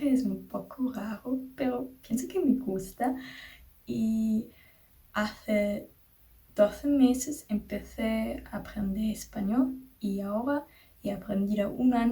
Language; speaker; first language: Spanish; non-native, learner; German